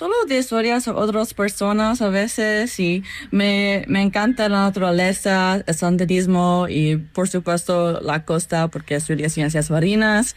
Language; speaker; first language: Spanish; non-native, learner; English